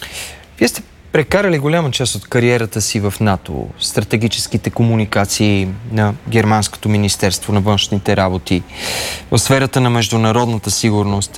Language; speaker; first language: Bulgarian; native; Bulgarian